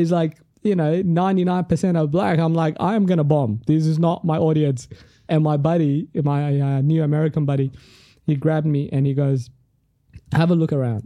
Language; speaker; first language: English; non-native, local second language; Tigrinya